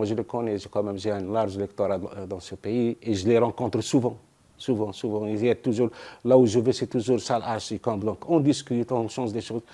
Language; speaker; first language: French; non-native, local second language; Arabic